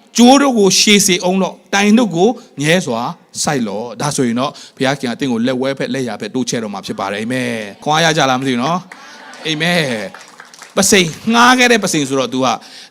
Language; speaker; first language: Burmese; non-native, local second language; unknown